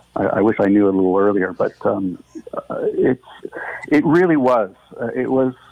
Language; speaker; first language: English; native; English